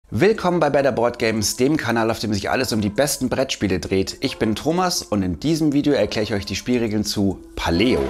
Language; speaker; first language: German; native; German